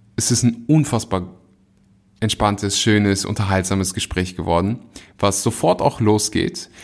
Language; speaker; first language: German; native; German